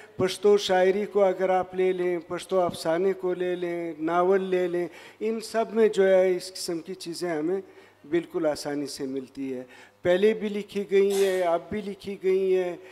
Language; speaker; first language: Urdu; non-native, local second language; Pashto